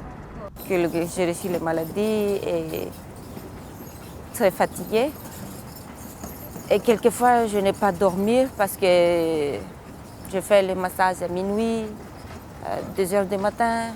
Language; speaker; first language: French; non-native, local second language; Malagasy